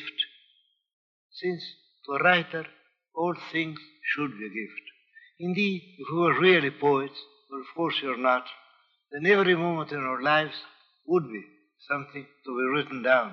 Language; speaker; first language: English; non-native, fluent; Spanish